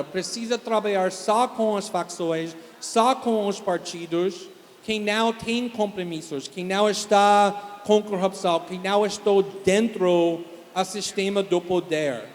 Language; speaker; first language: Portuguese; non-native, fluent; English